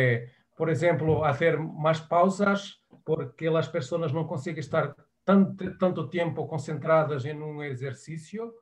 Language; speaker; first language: Spanish; non-native, fluent; Portuguese